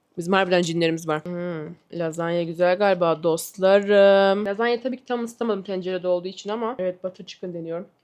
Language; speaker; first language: Turkish; native; Turkish